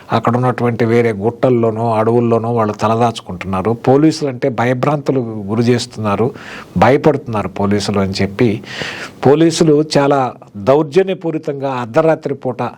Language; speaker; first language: Telugu; native; Telugu